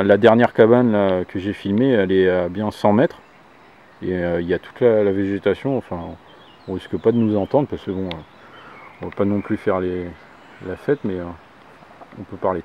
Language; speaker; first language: French; native; French